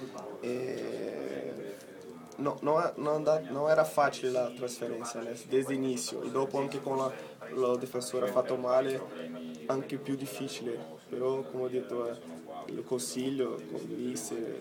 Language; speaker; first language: Italian; non-native, learner; Portuguese